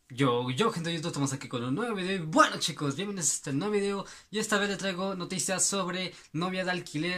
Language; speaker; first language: Spanish; native; Spanish